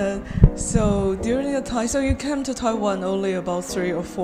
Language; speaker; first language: English; non-native, learner; Chinese